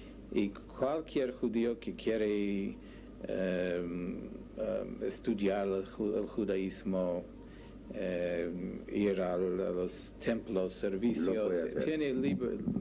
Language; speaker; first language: Spanish; non-native, learner; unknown